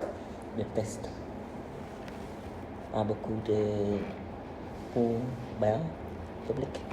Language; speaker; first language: French; non-native, learner; Khmer